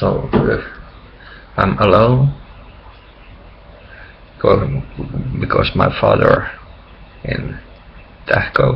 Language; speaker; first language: English; non-native, learner; Finnish